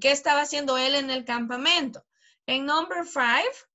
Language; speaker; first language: Spanish; native; Spanish